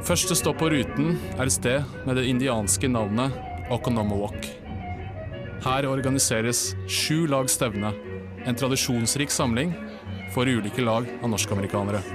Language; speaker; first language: Norwegian; native; Norwegian